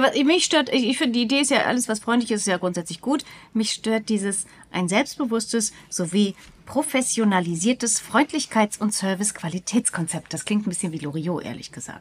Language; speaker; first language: German; native; German